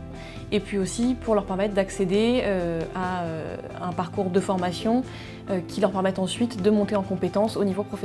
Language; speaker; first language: French; native; French